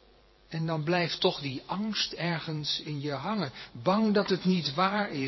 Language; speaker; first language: Dutch; native; Dutch